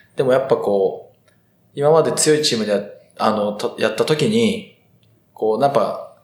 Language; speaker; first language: Japanese; native; Japanese